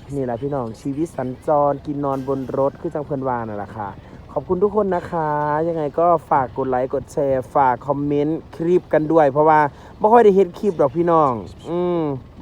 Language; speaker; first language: Thai; native; Thai